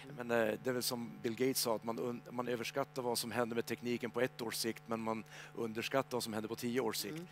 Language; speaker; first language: Swedish; native; Swedish